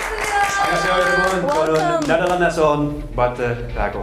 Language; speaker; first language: Korean; non-native, learner; Dutch